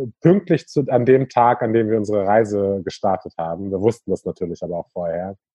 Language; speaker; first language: German; native; German